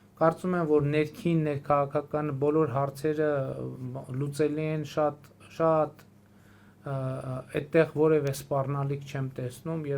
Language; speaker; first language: Armenian; native; Armenian